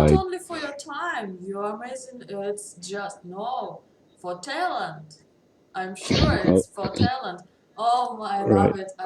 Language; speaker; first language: English; non-native, learner; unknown